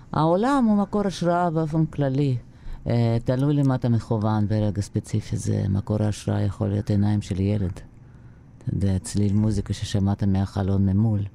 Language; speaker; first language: Hebrew; non-native, fluent; Russian